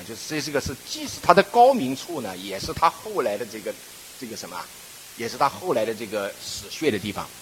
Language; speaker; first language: Chinese; native; Chinese